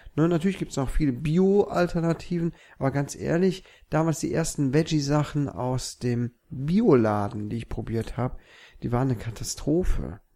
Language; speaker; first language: German; native; German